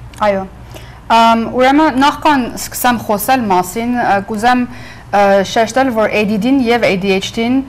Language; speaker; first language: Armenian; early bilingual, heritage; Armenian